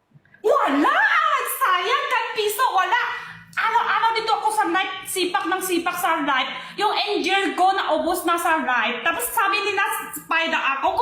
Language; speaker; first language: Filipino; non-native, learner; Chinese